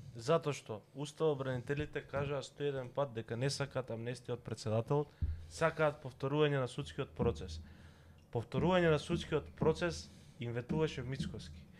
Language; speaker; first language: Macedonian; native; Macedonian